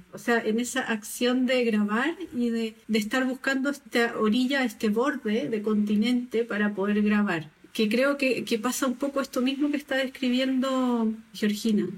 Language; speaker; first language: Spanish; native; Spanish